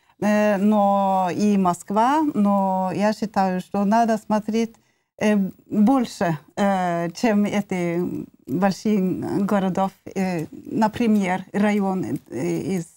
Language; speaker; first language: Russian; non-native, learner; Norwegian